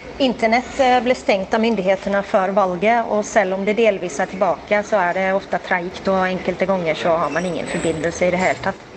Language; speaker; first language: Norwegian; non-native, fluent; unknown